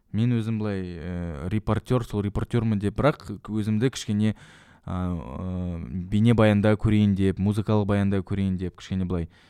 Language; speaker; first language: Kazakh; non-native, local second language; Russian